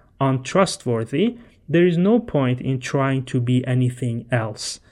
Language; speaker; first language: English; non-native, fluent; Persian